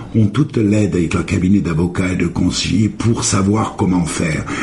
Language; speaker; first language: French; native; French